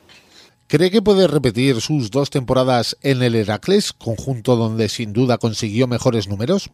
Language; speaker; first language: Spanish; native; Spanish